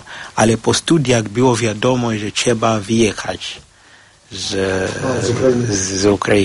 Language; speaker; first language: Polish; non-native, learner; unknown